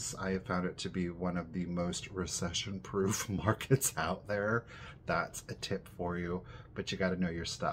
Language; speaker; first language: English; native; English